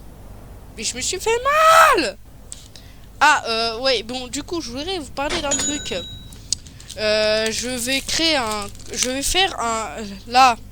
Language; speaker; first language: French; native; French